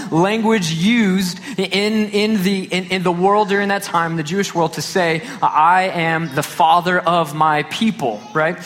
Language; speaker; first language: English; native; English